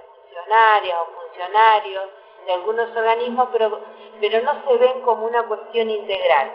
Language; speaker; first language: Spanish; native; Spanish